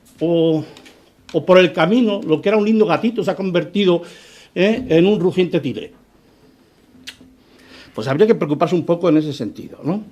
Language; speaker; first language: Spanish; native; Spanish